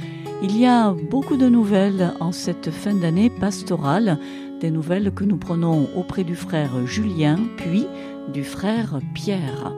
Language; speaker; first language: French; native; French